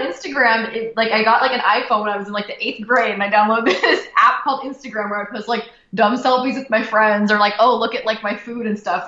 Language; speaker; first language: English; native; English